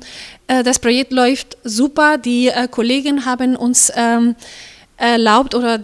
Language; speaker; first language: German; non-native, fluent; Spanish